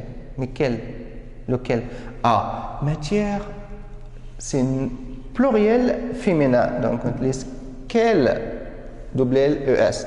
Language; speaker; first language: French; non-native, fluent; Arabic